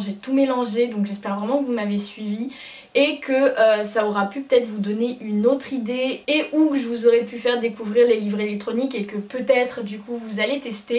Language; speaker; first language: French; native; French